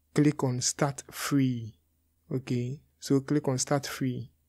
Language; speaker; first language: English; non-native, local second language; Akan